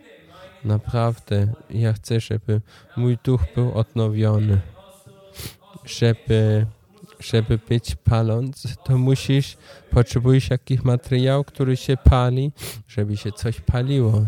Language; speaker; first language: Polish; non-native, learner; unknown